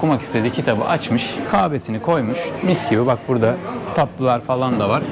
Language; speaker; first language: Turkish; native; Turkish